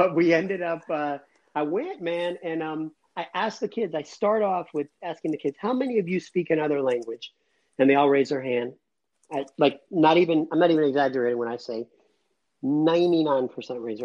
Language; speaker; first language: English; native; English